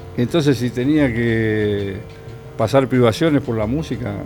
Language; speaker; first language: Spanish; native; Spanish